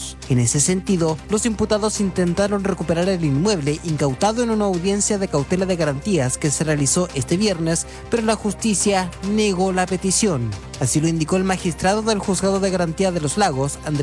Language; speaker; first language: Spanish; native; Spanish